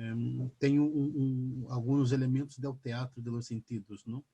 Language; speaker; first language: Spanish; non-native, fluent; Portuguese